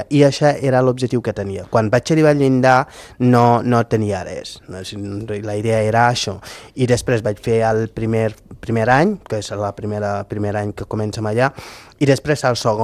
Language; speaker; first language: Catalan; non-native, fluent; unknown